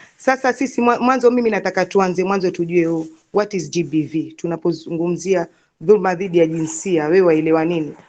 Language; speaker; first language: Swahili; native; Swahili